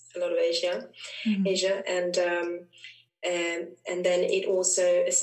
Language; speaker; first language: English; non-native, fluent; Swedish